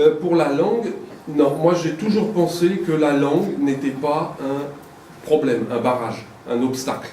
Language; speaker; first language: French; native; French